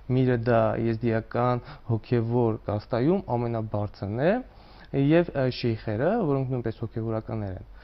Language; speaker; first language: Armenian; non-native, local second language; Kurdish